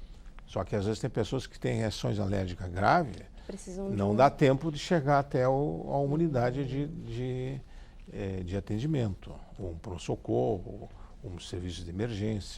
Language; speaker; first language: Portuguese; native; Portuguese